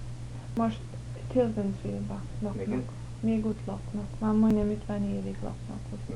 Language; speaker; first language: Hungarian; early bilingual, heritage; English